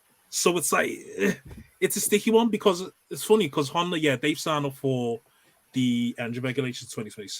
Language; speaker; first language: English; native; English